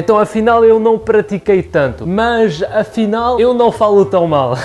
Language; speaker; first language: Portuguese; early bilingual, other home language; French